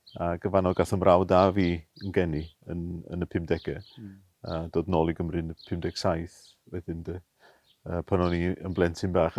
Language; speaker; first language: Welsh; native; Welsh